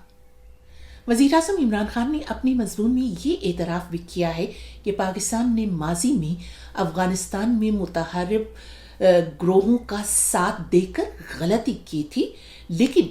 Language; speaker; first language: Urdu; native; Urdu